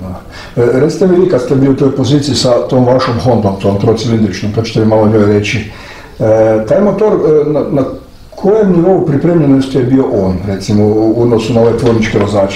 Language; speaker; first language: Croatian; native; Croatian